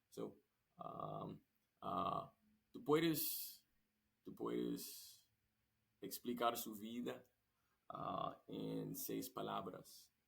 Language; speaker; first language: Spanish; non-native, learner; English